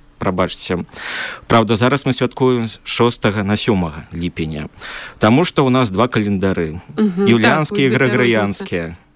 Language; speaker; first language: Belarusian; native; Belarusian